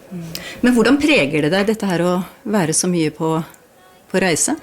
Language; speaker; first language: Norwegian; native; Norwegian